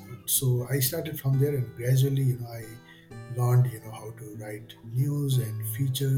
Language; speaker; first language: English; non-native, local second language; Nepali